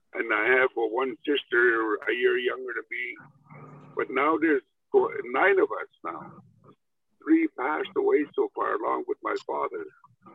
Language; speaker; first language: English; non-native, fluent; Cree